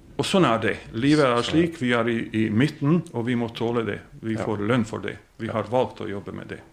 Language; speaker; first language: Norwegian; non-native, fluent; Bosnian